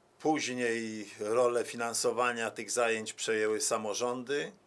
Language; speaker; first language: Polish; native; Polish